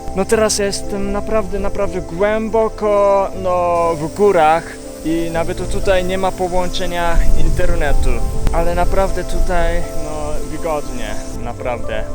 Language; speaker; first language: Polish; non-native, learner; Japanese